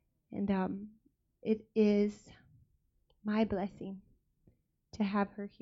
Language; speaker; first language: English; early bilingual, other home language; Spanish